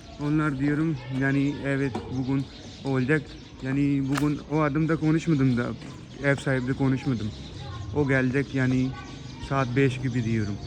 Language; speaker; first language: Turkish; non-native, learner; Urdu